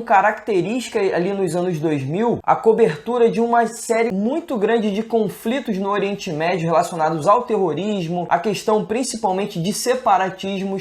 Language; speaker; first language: Portuguese; native; Portuguese